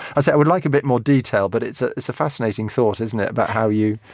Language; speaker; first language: English; native; English